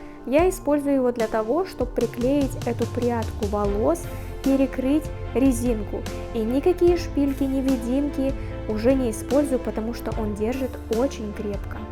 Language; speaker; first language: Russian; native; Russian